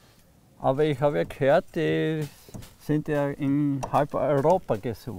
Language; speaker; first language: German; native; German